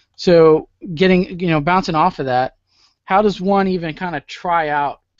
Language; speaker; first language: English; native; English